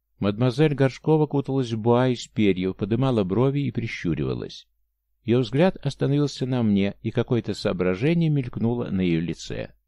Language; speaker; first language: Russian; native; Russian